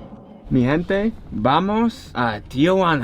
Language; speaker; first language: Spanish; non-native, learner; English